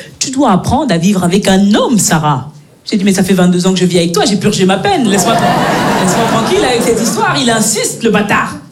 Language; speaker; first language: French; native; French